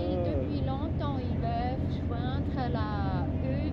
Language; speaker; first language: French; non-native, local second language; German